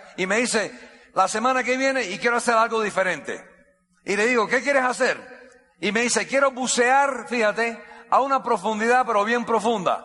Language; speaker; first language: Spanish; non-native, fluent; English